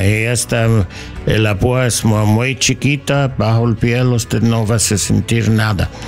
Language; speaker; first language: Spanish; non-native, learner; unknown